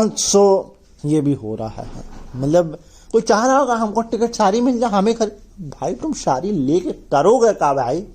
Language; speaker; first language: Hindi; native; Hindi